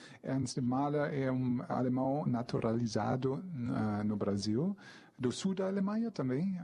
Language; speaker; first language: Portuguese; non-native, fluent; German